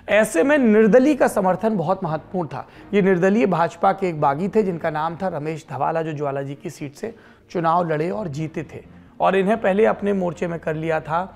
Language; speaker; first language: Hindi; native; Hindi